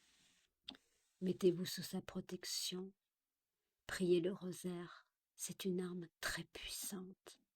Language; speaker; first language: French; native; French